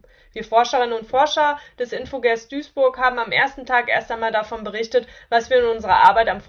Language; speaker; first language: German; native; German